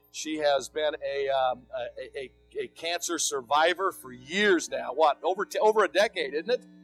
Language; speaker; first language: English; native; English